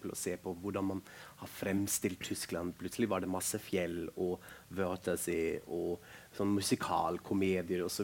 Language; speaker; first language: Norwegian; non-native, fluent; German